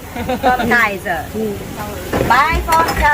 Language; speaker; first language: English; non-native, learner; Thai